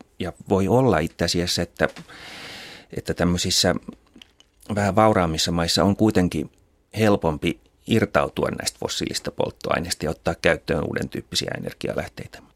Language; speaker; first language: Finnish; native; Finnish